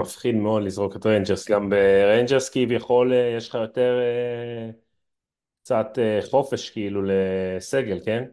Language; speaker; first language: Hebrew; native; Hebrew